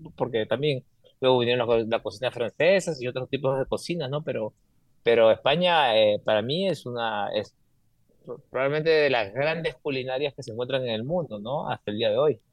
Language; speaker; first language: Spanish; native; Spanish